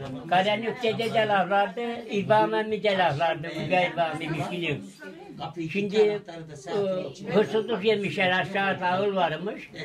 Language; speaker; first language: Turkish; native; Turkish